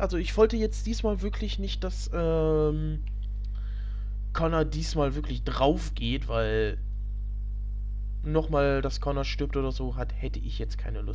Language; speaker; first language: German; native; German